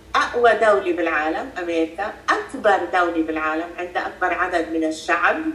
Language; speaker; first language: Arabic; native; Arabic